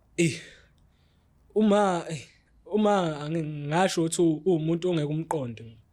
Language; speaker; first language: Zulu; native; Zulu